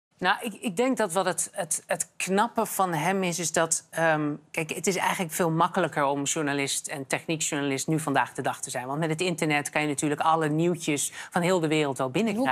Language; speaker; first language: Dutch; native; Dutch